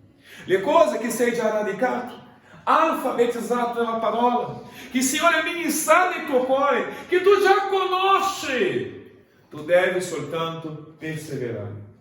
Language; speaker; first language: Italian; non-native, fluent; Portuguese